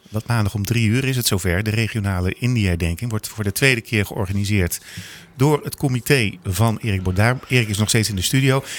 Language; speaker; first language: Dutch; native; Dutch